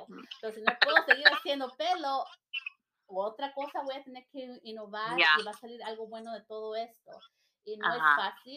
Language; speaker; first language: Spanish; native; Spanish